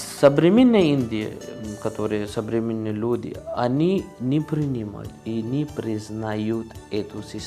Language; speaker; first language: Russian; non-native, learner; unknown